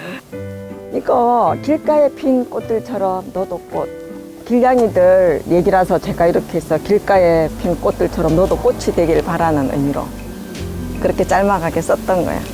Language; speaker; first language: Korean; native; Korean